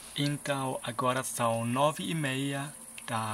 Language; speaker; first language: Portuguese; non-native, fluent; German